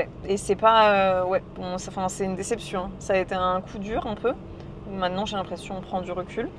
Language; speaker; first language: French; native; French